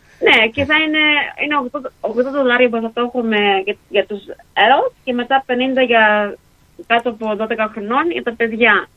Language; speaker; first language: Greek; early bilingual, heritage; Greek